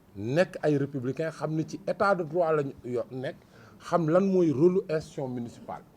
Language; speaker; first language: Wolof; native; Wolof